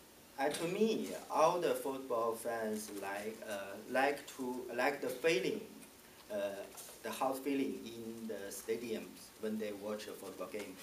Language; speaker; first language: English; non-native, learner; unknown